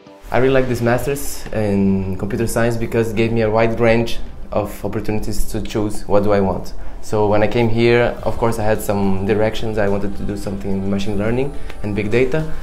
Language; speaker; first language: English; non-native, fluent; Portuguese